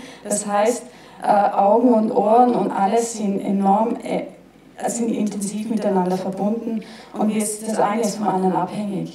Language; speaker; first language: German; native; German